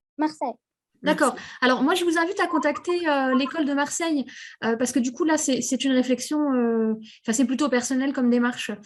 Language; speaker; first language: French; native; French